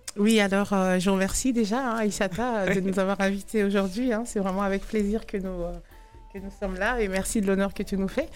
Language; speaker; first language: French; non-native, local second language; Lingala